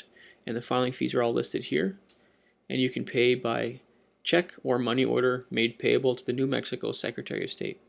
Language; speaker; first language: English; native; English